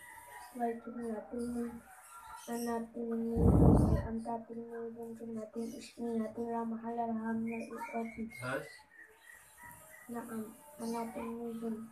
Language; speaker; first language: Arabic; non-native, learner; Javanese